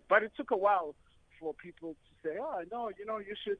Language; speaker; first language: English; non-native, local second language; Xhosa